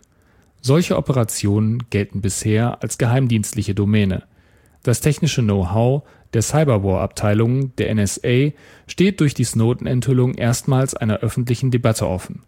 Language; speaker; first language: German; native; German